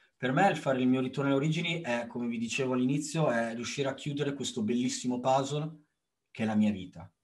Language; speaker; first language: Italian; early bilingual, other home language; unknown